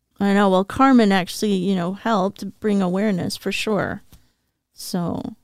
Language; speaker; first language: English; native; English